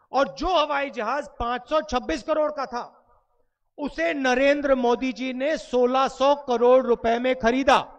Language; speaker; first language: Hindi; native; Hindi